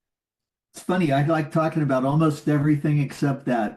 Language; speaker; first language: English; native; English